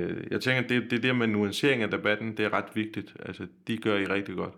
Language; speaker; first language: Danish; non-native, fluent; Turkish